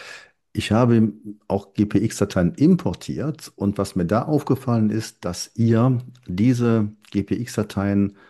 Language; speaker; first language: German; native; German